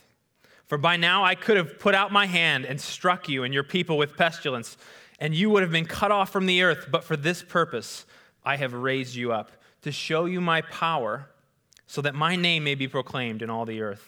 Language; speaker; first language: English; native; English